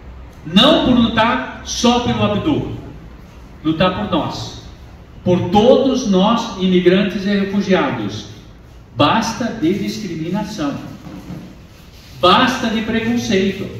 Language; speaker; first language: Portuguese; non-native, fluent; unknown